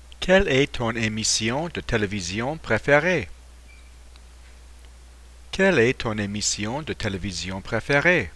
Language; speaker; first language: French; non-native, fluent; English